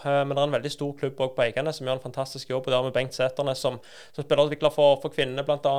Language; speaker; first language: Norwegian; native; Norwegian